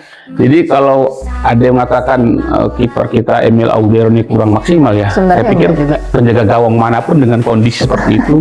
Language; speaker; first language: Indonesian; native; Indonesian